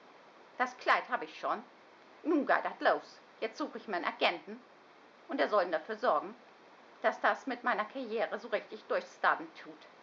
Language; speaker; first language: German; native; German